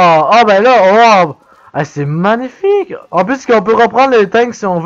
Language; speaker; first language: French; native; French